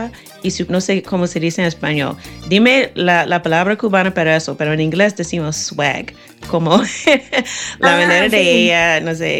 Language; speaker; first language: Spanish; non-native, fluent; English